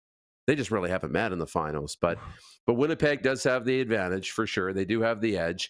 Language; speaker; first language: English; native; English